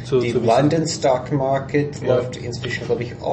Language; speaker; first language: German; non-native, fluent; English